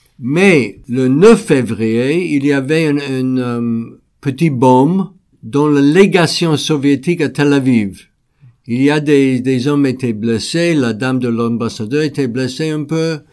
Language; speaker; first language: French; non-native, fluent; English